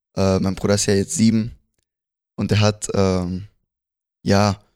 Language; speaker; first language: German; early bilingual, other home language; Spanish